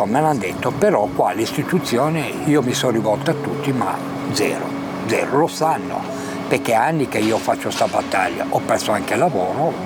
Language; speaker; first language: Italian; native; Italian